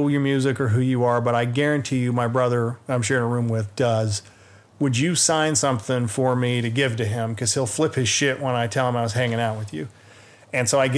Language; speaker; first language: English; native; English